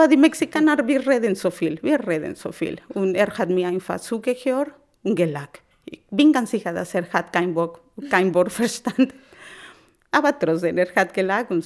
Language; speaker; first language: German; non-native, learner; Spanish